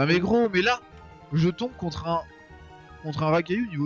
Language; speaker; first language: French; native; French